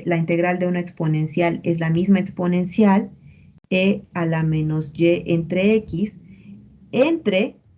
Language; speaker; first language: Spanish; native; Spanish